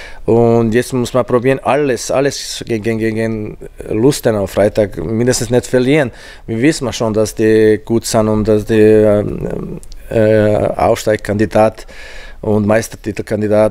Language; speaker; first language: German; non-native, fluent; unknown